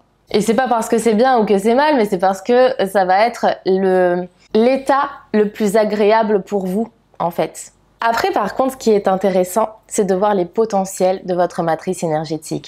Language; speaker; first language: French; native; French